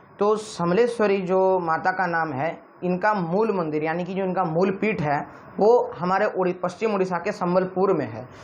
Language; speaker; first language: Hindi; non-native, local second language; Odia